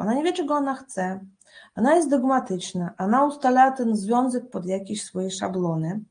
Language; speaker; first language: Polish; non-native, fluent; Russian